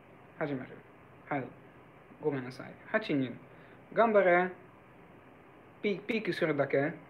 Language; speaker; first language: Japanese; non-native, fluent; Hungarian